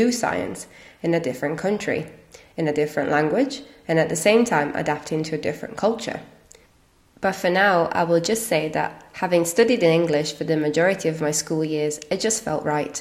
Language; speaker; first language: English; non-native, fluent; Italian